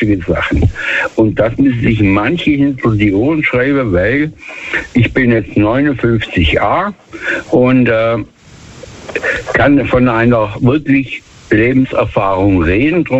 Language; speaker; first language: German; native; German